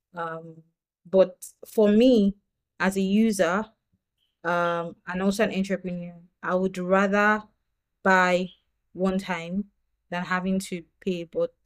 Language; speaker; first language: English; non-native, local second language; Yoruba